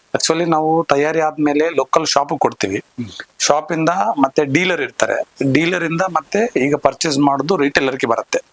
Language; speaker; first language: Kannada; non-native, local second language; Telugu